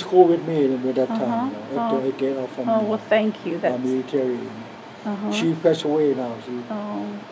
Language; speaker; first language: English; non-native, learner; Lao